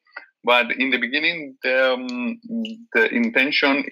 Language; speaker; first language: English; non-native, fluent; Catalan